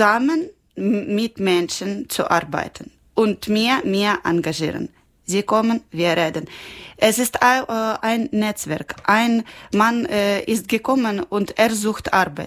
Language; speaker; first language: German; non-native, learner; Ukrainian